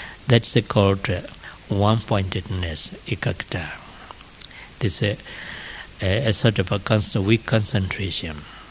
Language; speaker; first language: English; non-native, fluent; Burmese